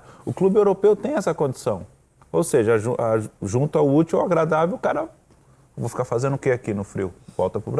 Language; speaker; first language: Portuguese; native; Portuguese